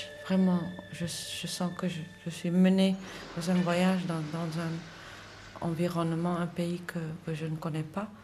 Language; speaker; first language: French; non-native, fluent; Dutch